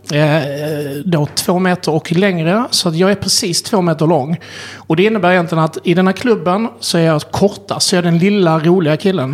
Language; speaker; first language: Swedish; native; Swedish